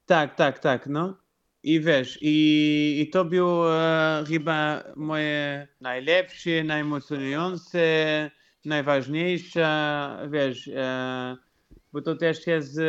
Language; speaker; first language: Polish; non-native, fluent; Portuguese